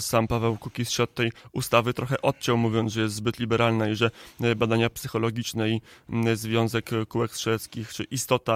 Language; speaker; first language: Polish; native; Polish